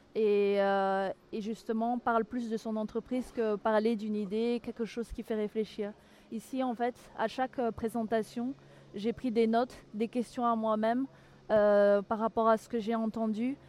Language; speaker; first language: French; non-native, local second language; Malagasy